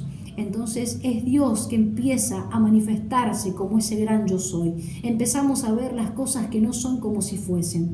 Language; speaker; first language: Spanish; native; Spanish